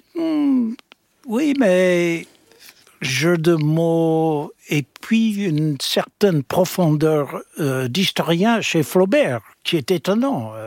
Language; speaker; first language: French; non-native, fluent; English